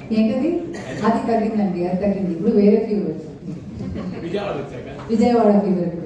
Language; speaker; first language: Telugu; non-native, fluent; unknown